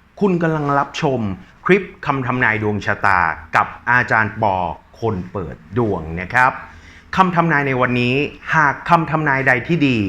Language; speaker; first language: Thai; native; Thai